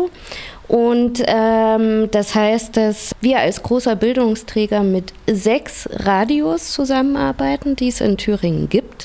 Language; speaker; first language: German; native; German